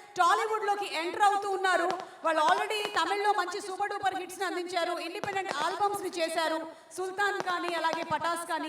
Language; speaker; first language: Telugu; native; Telugu